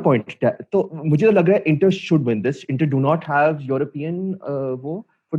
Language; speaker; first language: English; non-native, local second language; Urdu